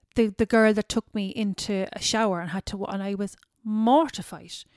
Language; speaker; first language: English; native; English